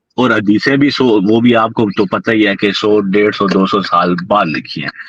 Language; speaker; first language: Urdu; non-native, local second language; Punjabi